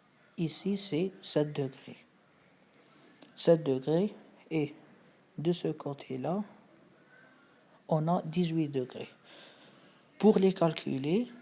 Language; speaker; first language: French; non-native, fluent; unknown